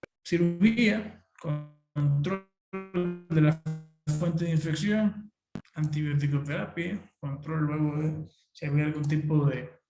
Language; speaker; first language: Spanish; native; Spanish